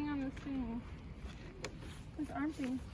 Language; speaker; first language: English; native; English